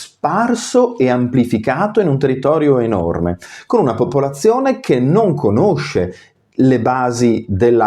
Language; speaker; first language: Italian; native; Italian